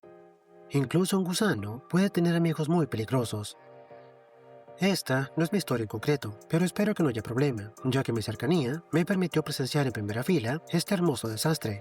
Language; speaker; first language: Spanish; native; Spanish